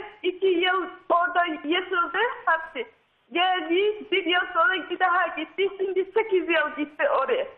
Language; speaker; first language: Turkish; non-native, learner; Russian